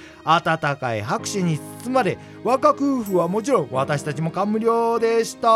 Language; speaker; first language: Japanese; native; Japanese